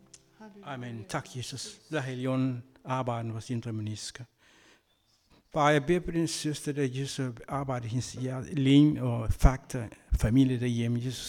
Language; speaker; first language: Danish; non-native, learner; Kabuverdianu